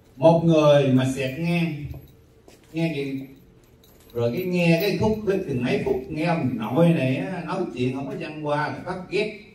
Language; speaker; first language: Vietnamese; native; Vietnamese